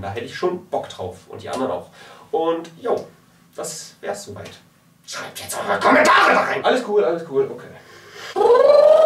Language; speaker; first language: German; native; German